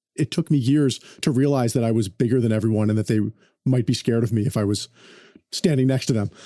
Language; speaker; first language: English; native; English